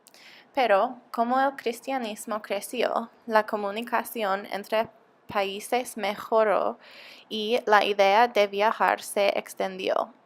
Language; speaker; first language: Spanish; non-native, learner; English